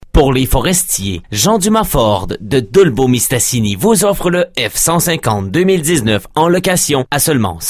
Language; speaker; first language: French; native; French